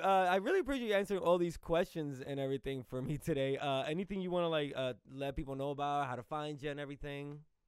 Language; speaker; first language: English; early bilingual, other home language; Spanish